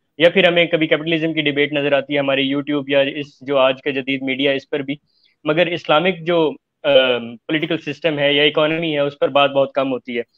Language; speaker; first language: Urdu; native; Urdu